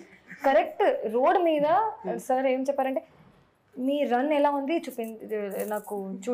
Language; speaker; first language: Telugu; non-native, fluent; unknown